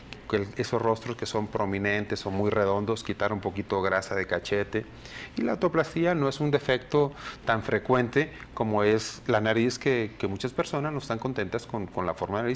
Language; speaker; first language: Spanish; native; Spanish